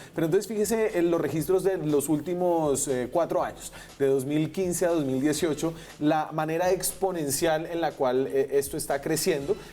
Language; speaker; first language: Spanish; native; Spanish